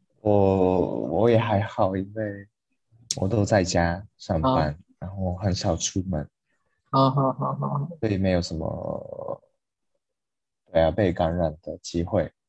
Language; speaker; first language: Chinese; non-native, fluent; Japanese